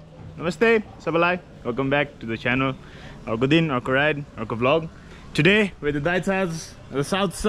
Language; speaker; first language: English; non-native, local second language; Nepali